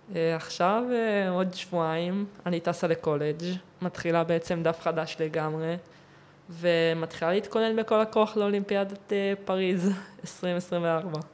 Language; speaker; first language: Hebrew; native; Hebrew